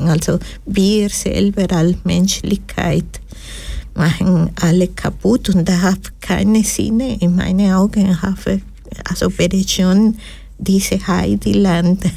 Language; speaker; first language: German; non-native, learner; Spanish